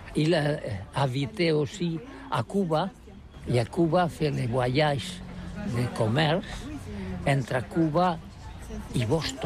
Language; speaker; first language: French; non-native, learner; Catalan